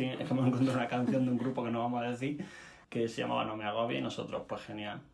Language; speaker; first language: Spanish; native; Spanish